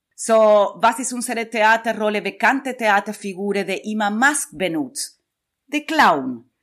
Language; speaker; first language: German; non-native, learner; Spanish